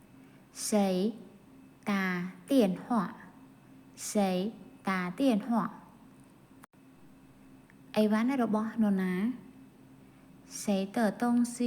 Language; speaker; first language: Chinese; non-native, fluent; Khmer